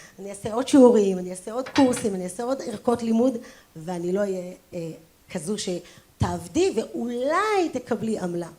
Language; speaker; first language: Hebrew; native; Hebrew